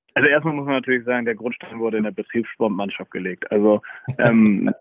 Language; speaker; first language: German; native; German